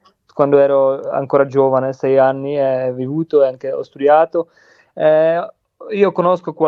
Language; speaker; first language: Italian; non-native, learner; Czech